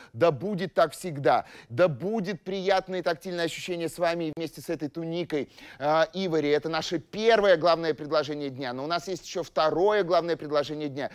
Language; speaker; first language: Russian; native; Russian